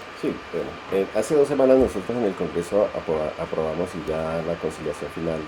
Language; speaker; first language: Spanish; native; Spanish